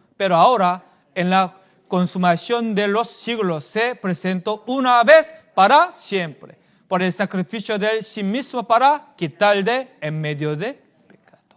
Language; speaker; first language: Spanish; non-native, fluent; Korean